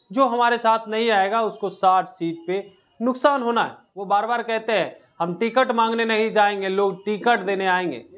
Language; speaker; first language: Hindi; native; Hindi